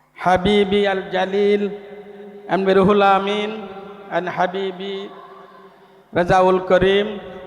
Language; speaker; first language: Arabic; non-native, fluent; Bangla